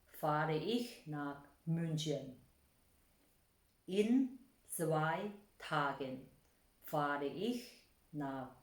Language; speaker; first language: German; non-native, fluent; Thai